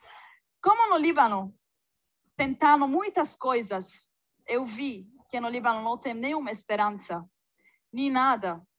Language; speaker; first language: Portuguese; non-native, fluent; Arabic